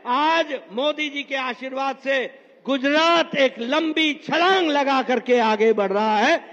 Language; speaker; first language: Hindi; native; Hindi